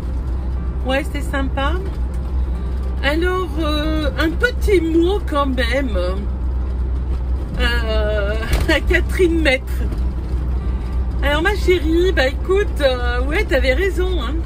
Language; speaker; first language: French; native; French